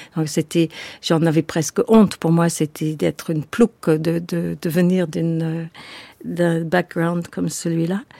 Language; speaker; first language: French; non-native, fluent; English